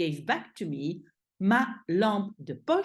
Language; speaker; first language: French; non-native, fluent; Dutch